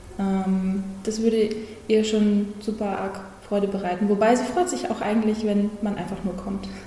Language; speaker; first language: German; early bilingual, other home language; Russian